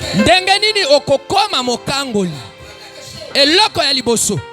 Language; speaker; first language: Lingala; native; Lingala